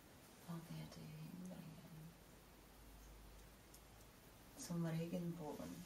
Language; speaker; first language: German; non-native, fluent; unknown